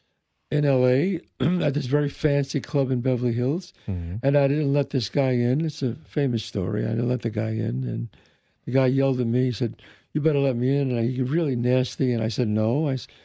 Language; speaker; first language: English; native; English